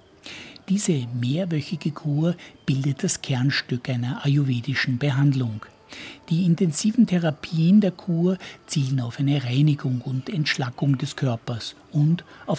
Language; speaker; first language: German; native; German